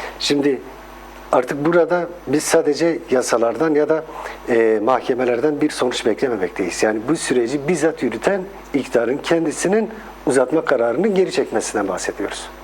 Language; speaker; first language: Turkish; non-native, local second language; Kurdish